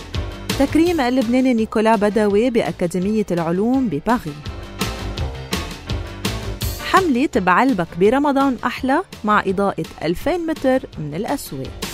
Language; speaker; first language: Arabic; native; Arabic